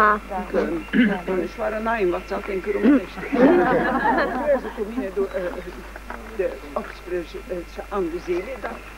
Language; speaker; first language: Romanian; early bilingual, heritage; French